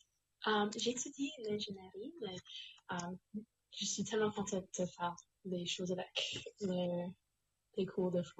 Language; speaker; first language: French; non-native, local second language; English